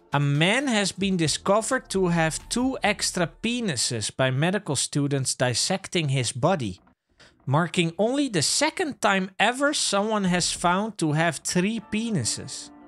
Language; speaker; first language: English; non-native, fluent; Dutch